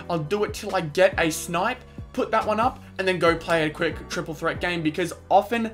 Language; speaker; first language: English; native; English